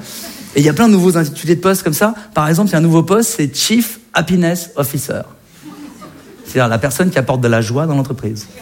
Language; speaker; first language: French; native; French